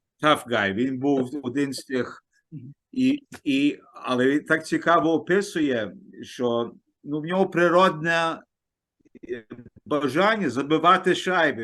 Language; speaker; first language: Ukrainian; early bilingual, heritage; Ukrainian